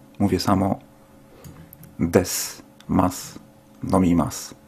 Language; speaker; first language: Polish; native; Polish